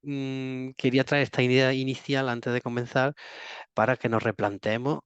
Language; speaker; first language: Spanish; native; Spanish